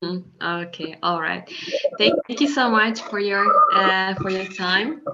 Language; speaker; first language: English; non-native, fluent; Turkish